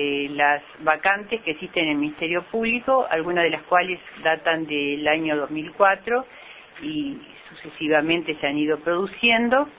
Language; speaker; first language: Spanish; native; Spanish